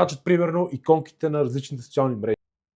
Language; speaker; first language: Bulgarian; native; Bulgarian